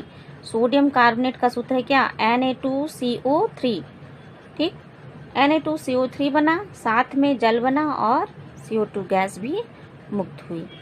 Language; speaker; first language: Hindi; native; Hindi